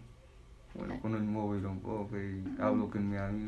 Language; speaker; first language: Spanish; non-native, learner; Arabic